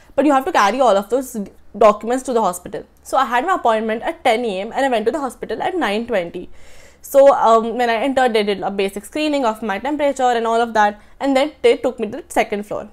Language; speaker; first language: English; non-native, local second language; Marathi